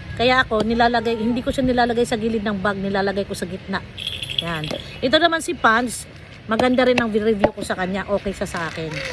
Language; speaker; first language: Filipino; native; Filipino